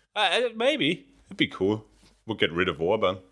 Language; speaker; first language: English; non-native, fluent; German